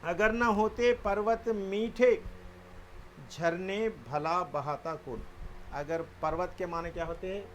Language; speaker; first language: Hindi; non-native, local second language; Telugu